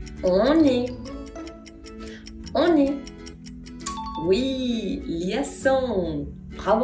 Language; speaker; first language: French; non-native, fluent; Spanish